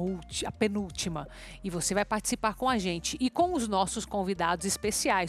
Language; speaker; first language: Portuguese; native; Portuguese